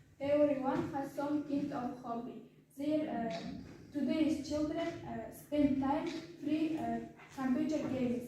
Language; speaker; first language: English; non-native, learner; Kazakh